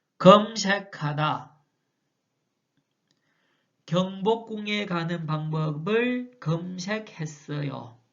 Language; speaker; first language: Korean; non-native, fluent; Chinese